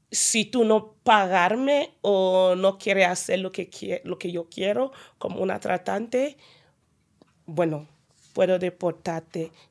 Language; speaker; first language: Spanish; non-native, learner; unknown